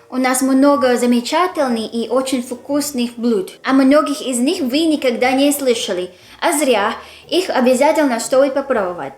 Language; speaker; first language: Russian; non-native, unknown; Filipino